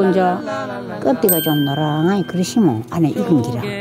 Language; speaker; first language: Korean; native; Korean